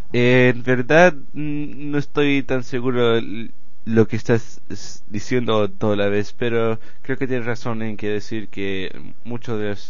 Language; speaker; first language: Spanish; non-native, fluent; English